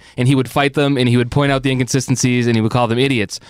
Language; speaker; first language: English; native; English